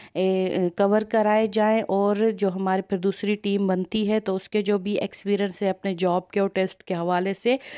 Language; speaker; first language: Urdu; non-native, local second language; Sindhi